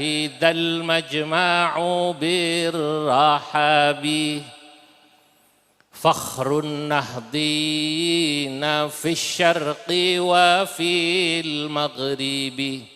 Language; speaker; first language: Arabic; non-native, fluent; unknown